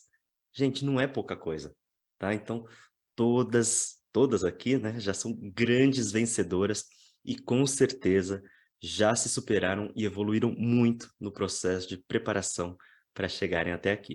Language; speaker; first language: Portuguese; native; Portuguese